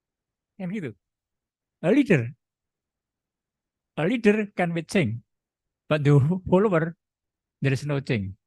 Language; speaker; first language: English; non-native, learner; Indonesian